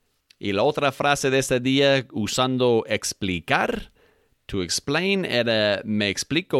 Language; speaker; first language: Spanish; non-native, fluent; English